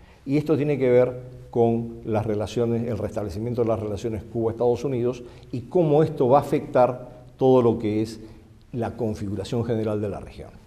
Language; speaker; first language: Spanish; native; Spanish